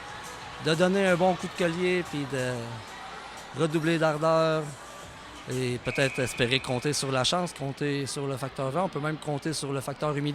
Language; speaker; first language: French; native; French